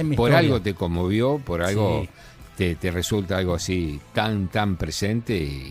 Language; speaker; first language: Spanish; native; Spanish